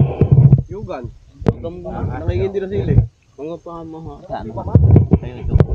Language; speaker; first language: Filipino; native; Filipino